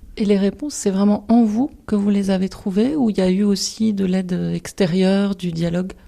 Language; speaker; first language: French; native; French